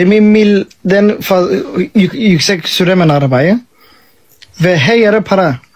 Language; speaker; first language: Turkish; early bilingual, heritage; English